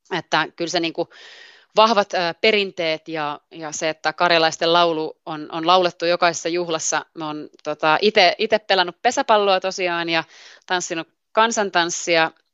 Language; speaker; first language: Finnish; native; Finnish